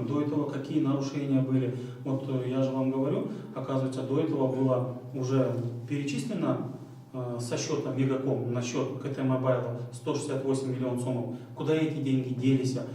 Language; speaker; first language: Russian; non-native, local second language; Kyrgyz